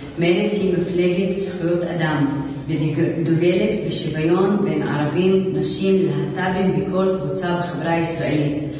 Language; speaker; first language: Hebrew; non-native, local second language; Arabic